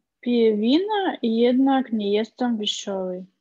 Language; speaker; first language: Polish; non-native, learner; Russian